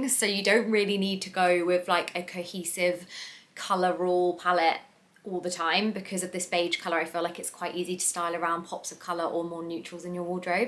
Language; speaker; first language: English; native; English